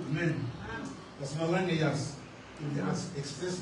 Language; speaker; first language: Dutch; non-native, fluent; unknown